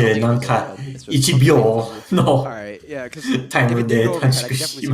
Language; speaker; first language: Japanese; non-native, learner; English